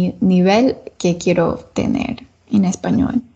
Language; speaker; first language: Spanish; non-native, learner; English